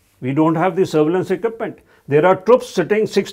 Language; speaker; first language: English; non-native, local second language; Hindi